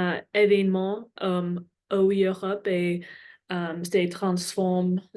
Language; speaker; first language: French; non-native, learner; English